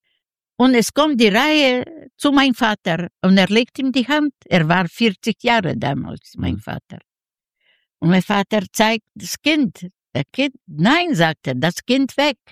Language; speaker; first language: German; non-native, learner; Yiddish